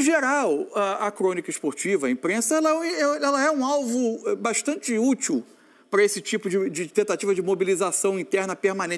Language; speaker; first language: Portuguese; native; Portuguese